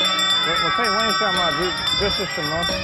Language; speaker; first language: Chinese; non-native, fluent; English